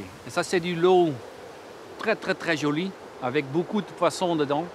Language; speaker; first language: French; non-native, learner; Dutch